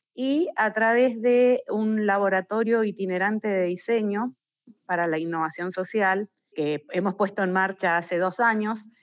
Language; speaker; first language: Spanish; native; Spanish